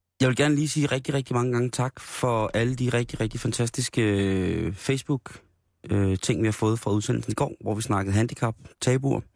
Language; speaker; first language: Danish; native; Danish